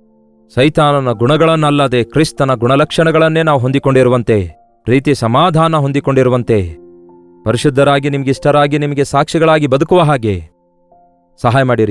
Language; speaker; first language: Kannada; native; Kannada